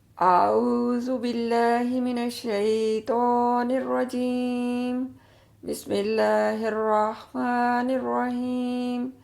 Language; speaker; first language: Urdu; native; Urdu